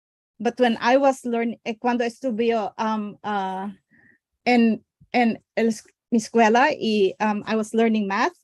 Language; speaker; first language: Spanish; non-native, learner; English